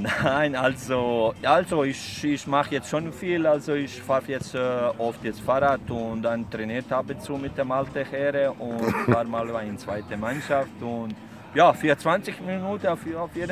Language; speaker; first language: German; non-native, fluent; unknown